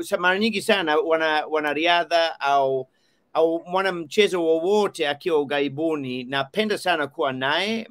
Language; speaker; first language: Swahili; non-native, fluent; English